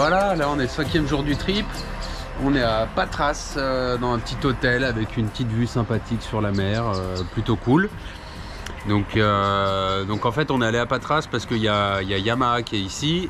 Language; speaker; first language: French; native; French